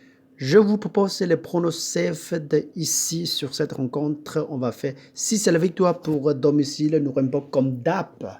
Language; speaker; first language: French; non-native, fluent; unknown